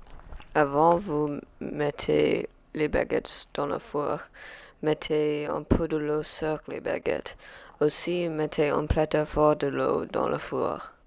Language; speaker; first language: French; non-native, learner; English